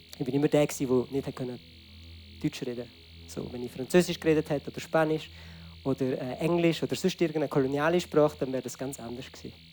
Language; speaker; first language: German; early bilingual, other home language; Arabic